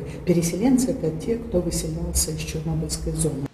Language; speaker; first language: Russian; native; Russian